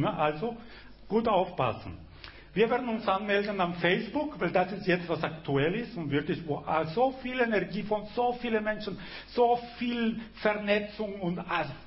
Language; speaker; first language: German; non-native, fluent; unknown